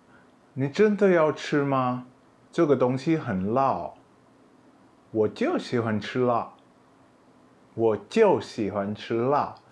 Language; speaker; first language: Chinese; non-native, local second language; Indonesian